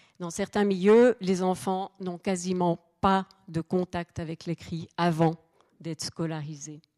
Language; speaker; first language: French; native; French